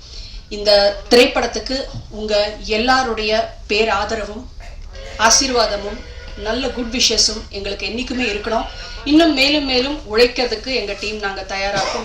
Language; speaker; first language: Tamil; native; Tamil